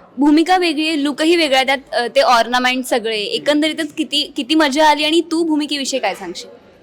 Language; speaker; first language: Marathi; native; Marathi